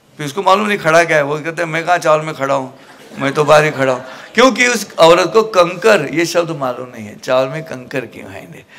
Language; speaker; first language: Hindi; non-native, local second language; Marathi